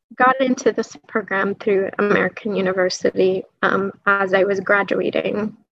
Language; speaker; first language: English; early bilingual, other home language; Persian